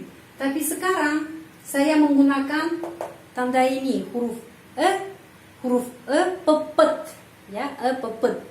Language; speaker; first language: Indonesian; non-native, fluent; Russian